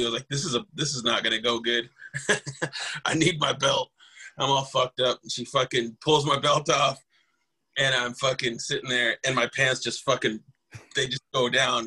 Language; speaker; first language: English; native; English